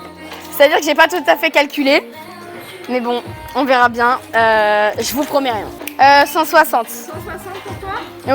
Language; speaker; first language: French; native; French